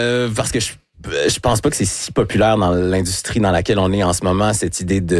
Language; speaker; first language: French; native; French